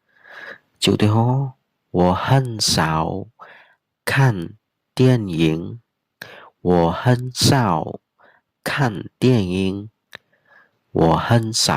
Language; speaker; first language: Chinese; non-native, fluent; Khmer